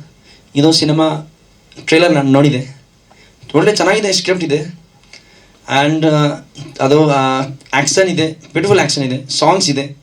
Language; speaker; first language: Kannada; non-native, learner; Hindi